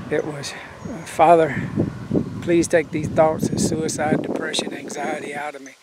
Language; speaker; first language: English; native; English